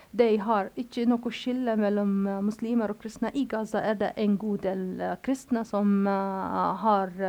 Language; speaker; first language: Norwegian; non-native, fluent; Arabic